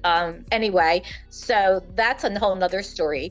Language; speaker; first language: English; native; English